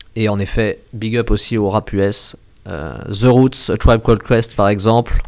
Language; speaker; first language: French; native; French